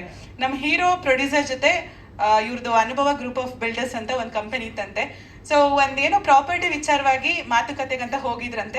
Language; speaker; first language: Kannada; native; Kannada